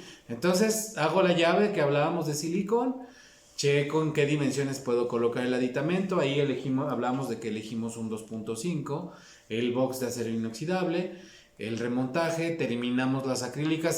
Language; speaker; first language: Spanish; native; Spanish